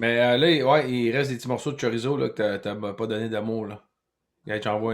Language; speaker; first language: French; native; French